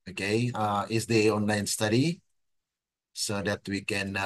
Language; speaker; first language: English; non-native, local second language; Filipino